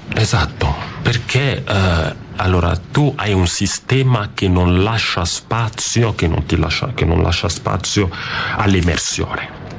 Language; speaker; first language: Italian; non-native, fluent; French